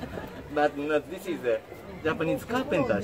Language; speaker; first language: English; non-native, learner; Japanese